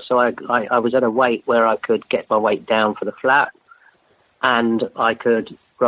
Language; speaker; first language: English; native; English